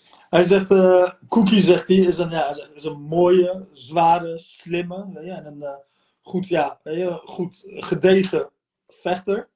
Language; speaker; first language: Dutch; early bilingual, other home language; Turkish